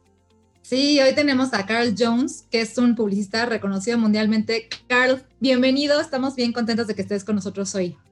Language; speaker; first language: Spanish; native; Spanish